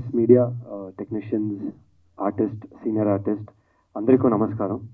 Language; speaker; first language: Telugu; non-native, learner; Kannada